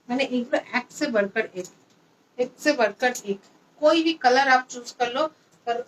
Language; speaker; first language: Hindi; non-native, local second language; Bangla